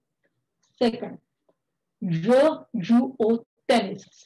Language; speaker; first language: French; non-native, fluent; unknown